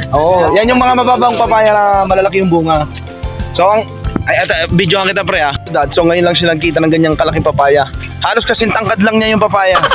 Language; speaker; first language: Filipino; native; Filipino